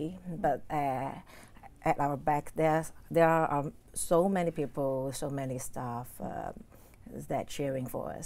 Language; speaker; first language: English; non-native, learner; Cantonese